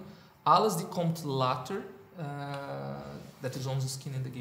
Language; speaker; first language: Dutch; non-native, fluent; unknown